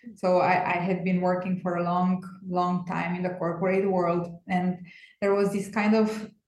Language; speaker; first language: English; non-native, fluent; Romanian